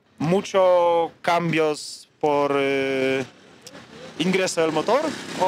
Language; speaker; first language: Spanish; non-native, learner; Polish